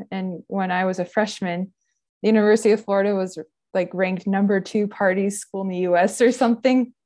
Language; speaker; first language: English; native; English